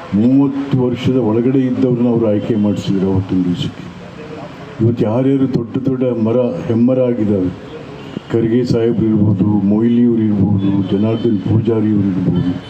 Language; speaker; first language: Kannada; native; Kannada